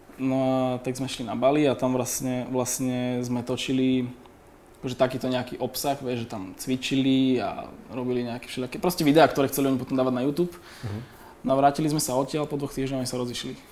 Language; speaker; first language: Slovak; native; Slovak